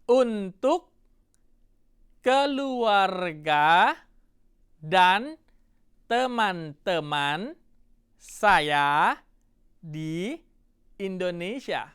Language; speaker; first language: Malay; non-native, fluent; Thai